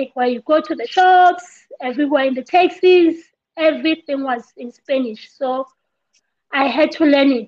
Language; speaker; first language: English; non-native, local second language; Southern Sotho